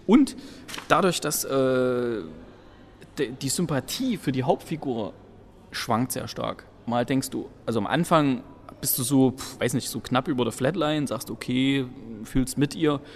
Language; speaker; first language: German; native; German